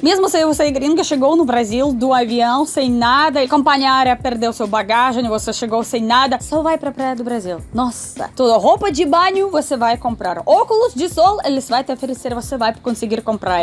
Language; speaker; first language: Portuguese; non-native, fluent; Russian